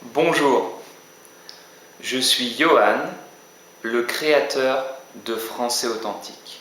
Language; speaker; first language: French; native; French